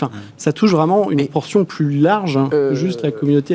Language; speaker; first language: French; native; French